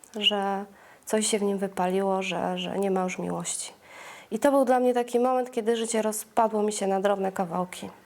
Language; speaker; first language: Polish; native; Polish